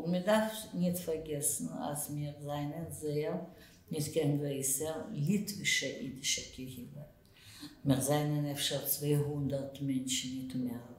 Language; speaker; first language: German; non-native, learner; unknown